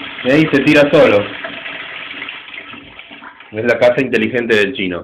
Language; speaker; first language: Spanish; native; Spanish